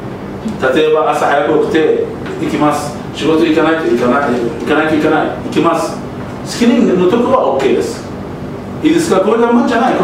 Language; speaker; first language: Japanese; non-native, learner; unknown